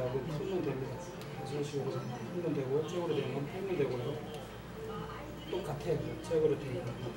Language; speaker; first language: Korean; native; Korean